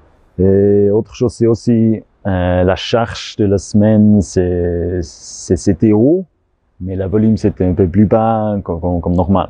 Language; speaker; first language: French; non-native, learner; German